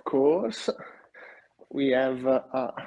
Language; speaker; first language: English; non-native, learner; Italian